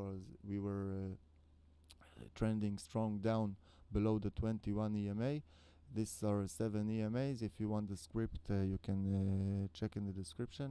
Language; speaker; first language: English; non-native, fluent; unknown